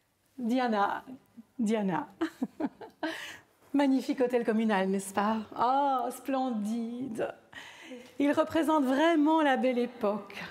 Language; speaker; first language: French; native; French